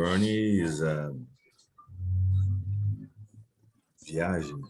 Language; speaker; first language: English; non-native, learner; Portuguese